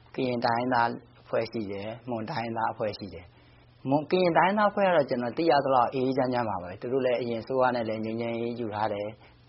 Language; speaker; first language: Burmese; native; Burmese